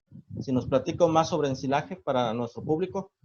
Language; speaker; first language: Spanish; native; Spanish